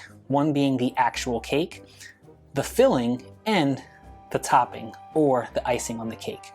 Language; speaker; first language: English; native; English